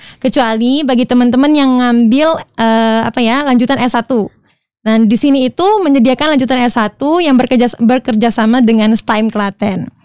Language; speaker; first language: Indonesian; native; Indonesian